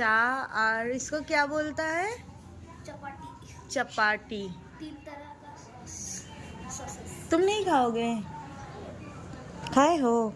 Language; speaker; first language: Hindi; non-native, local second language; Bangla